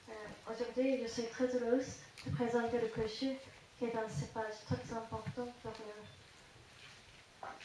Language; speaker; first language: French; non-native, fluent; Japanese